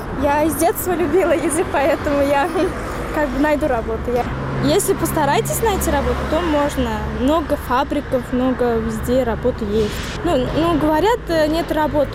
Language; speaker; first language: Russian; non-native, local second language; Tajik